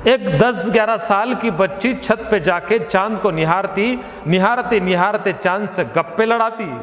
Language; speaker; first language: Hindi; non-native, local second language; Marathi